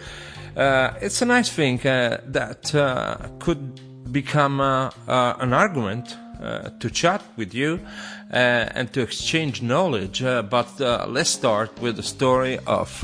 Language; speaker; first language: English; non-native, fluent; Italian